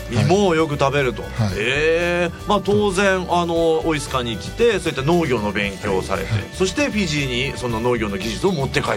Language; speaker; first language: Japanese; native; Japanese